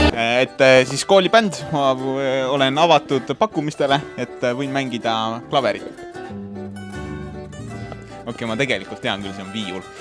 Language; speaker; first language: Estonian; native; Estonian